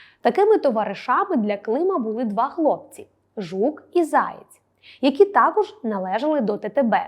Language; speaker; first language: Ukrainian; native; Ukrainian